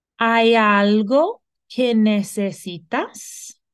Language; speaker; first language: Spanish; non-native, fluent; English